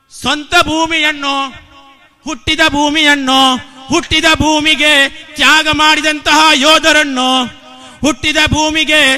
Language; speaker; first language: Kannada; native; Kannada